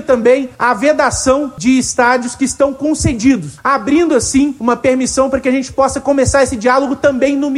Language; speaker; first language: Portuguese; native; Portuguese